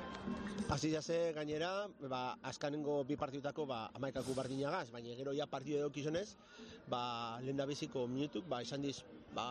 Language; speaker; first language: Basque; native; Basque